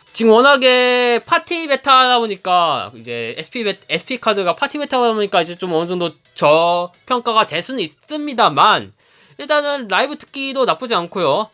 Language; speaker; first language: Korean; native; Korean